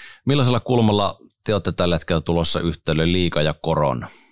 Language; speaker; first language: Finnish; native; Finnish